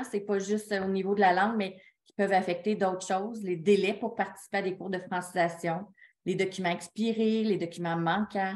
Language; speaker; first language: French; native; French